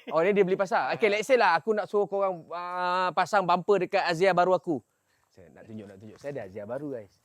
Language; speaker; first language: Malay; native; Malay